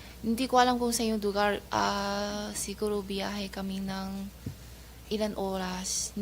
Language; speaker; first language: Filipino; non-native, learner; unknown